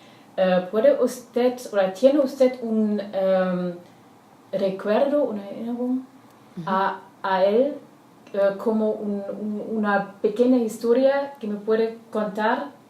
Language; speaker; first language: Spanish; non-native, learner; German